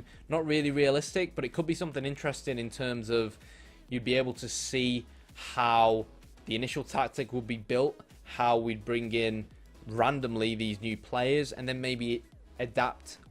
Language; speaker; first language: English; native; English